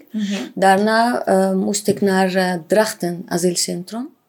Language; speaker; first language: Dutch; non-native, learner; Arabic